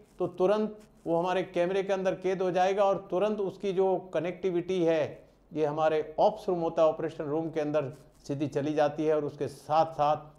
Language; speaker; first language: Hindi; non-native, local second language; Gujarati